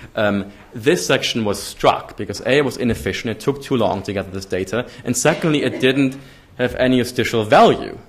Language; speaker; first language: English; non-native, fluent; German